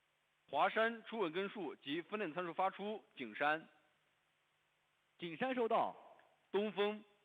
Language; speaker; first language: Chinese; native; Chinese